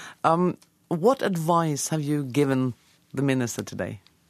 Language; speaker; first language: English; non-native, fluent; Norwegian